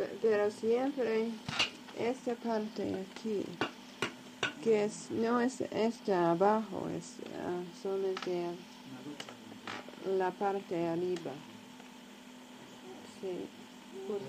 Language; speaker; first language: Spanish; non-native, learner; English